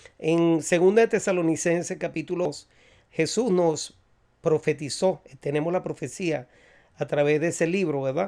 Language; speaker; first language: Spanish; native; Spanish